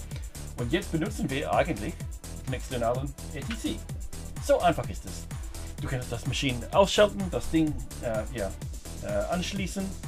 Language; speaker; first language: German; non-native, fluent; English